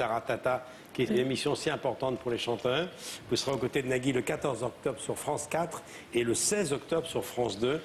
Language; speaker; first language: French; native; French